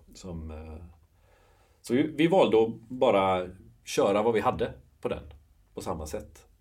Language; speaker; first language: Swedish; native; Swedish